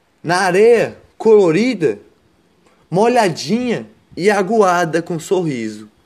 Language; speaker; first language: Portuguese; native; Portuguese